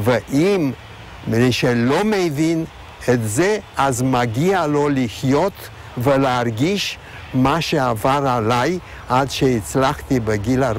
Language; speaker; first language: Hebrew; non-native, fluent; Romanian